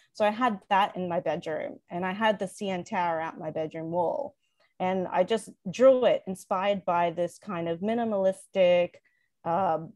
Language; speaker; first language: English; native; English